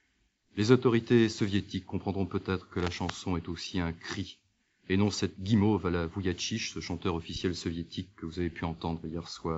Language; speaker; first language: French; native; French